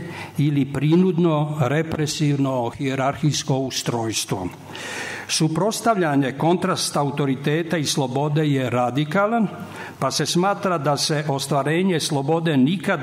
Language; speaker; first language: Serbian; native; Serbian